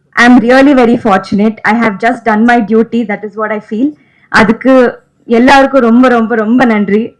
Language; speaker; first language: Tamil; non-native, local second language; Malayalam